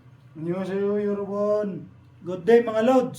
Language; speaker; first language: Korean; non-native, learner; Filipino